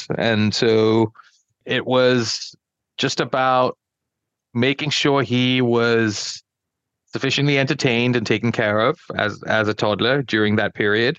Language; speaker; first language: English; non-native, local second language; Yoruba